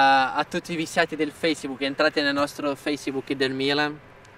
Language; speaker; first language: Italian; non-native, fluent; Portuguese